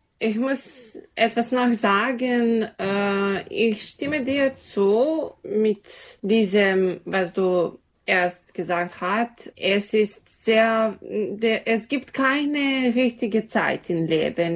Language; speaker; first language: German; non-native, learner; Serbian